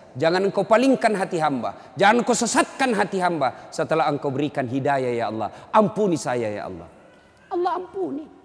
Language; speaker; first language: Indonesian; native; Indonesian